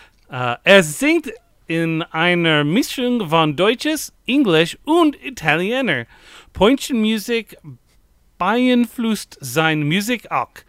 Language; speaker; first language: German; non-native, learner; English